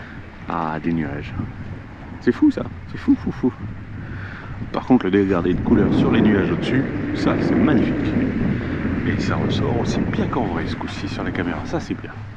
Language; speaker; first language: French; native; French